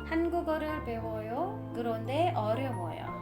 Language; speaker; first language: Korean; non-native, fluent; Indonesian